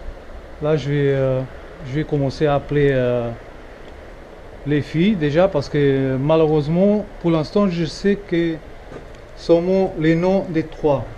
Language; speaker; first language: French; non-native, fluent; Portuguese